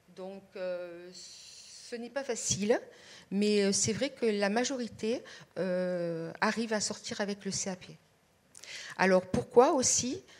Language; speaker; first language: French; native; French